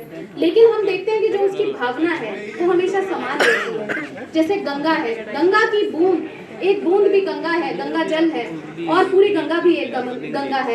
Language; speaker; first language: Hindi; native; Hindi